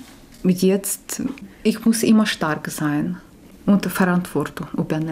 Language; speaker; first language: German; non-native, learner; Ukrainian